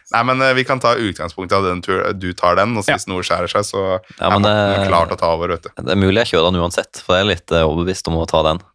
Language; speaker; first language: Norwegian; native; Norwegian